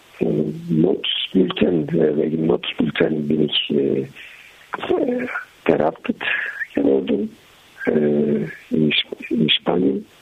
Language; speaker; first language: German; non-native, learner; Turkish